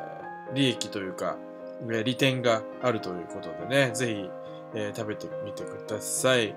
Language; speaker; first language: Japanese; native; Japanese